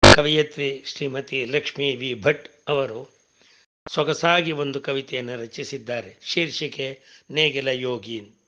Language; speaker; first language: Kannada; non-native, local second language; Tamil